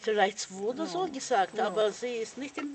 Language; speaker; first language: German; non-native, fluent; Russian